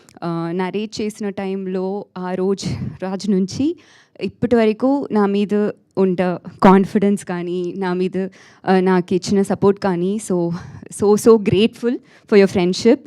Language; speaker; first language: Telugu; non-native, learner; Tamil